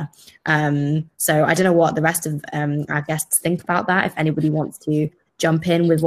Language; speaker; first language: English; native; English